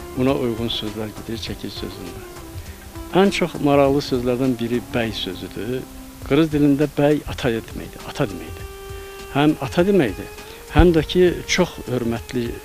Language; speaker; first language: Azerbaijani; non-native, local second language; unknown